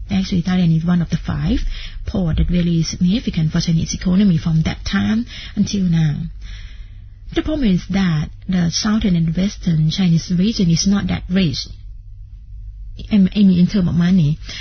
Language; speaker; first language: English; non-native, fluent; Thai